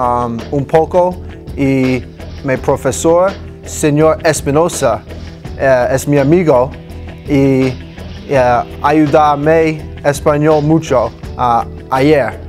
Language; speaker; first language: Spanish; non-native, learner; English